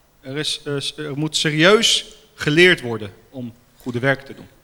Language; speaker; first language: Dutch; non-native, fluent; Armenian